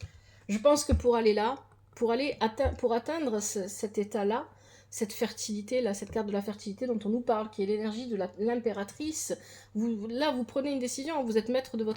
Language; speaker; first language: French; native; French